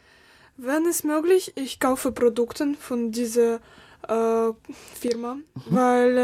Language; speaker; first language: German; non-native, learner; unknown